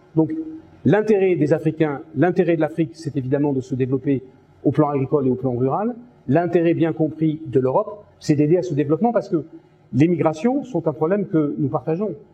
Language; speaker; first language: French; native; French